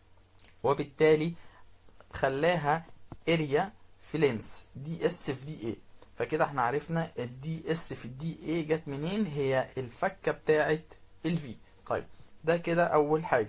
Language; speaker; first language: Arabic; native; Arabic